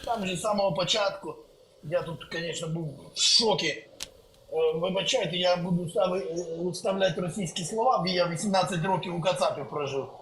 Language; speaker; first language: Ukrainian; native; Ukrainian